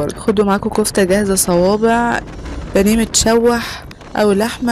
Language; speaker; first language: Arabic; native; Arabic